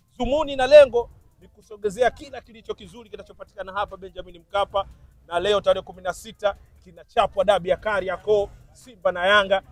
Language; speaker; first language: Swahili; native; Swahili